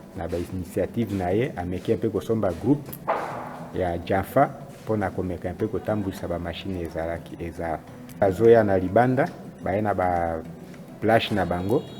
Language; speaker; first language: Lingala; native; Lingala